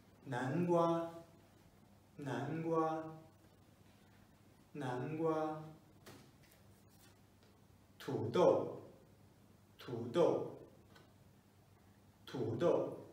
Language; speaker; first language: Chinese; non-native, fluent; Kazakh